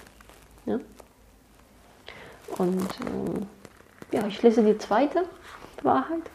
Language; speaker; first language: German; non-native, fluent; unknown